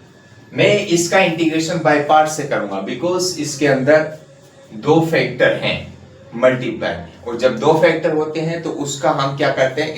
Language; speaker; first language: Hindi; native; Hindi